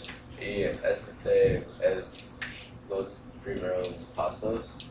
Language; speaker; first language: Spanish; non-native, learner; English